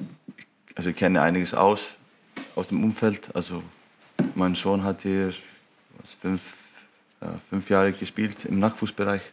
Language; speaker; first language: German; non-native, fluent; Icelandic